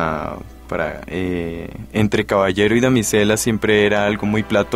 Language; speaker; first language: Spanish; native; Spanish